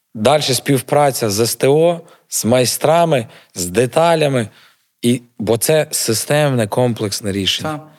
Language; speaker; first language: Ukrainian; native; Ukrainian